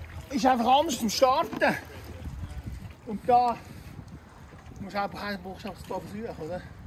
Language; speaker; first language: German; native; German